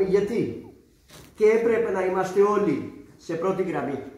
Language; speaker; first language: Greek; non-native, fluent; Urdu